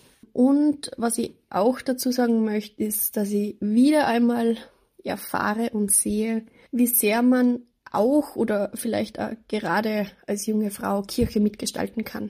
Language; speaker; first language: German; native; German